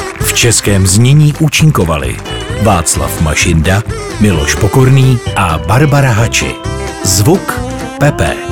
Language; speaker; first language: Czech; native; Czech